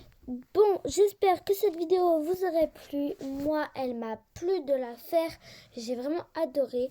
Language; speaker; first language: French; native; French